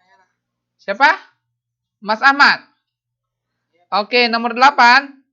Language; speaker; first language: Indonesian; native; Indonesian